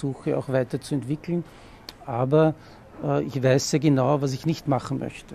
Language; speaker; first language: German; native; German